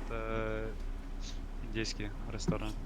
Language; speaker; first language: Russian; non-native, learner; English